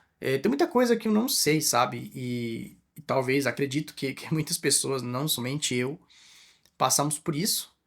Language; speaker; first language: Portuguese; non-native, fluent; Spanish